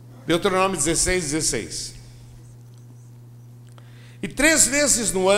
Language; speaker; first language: Portuguese; native; Portuguese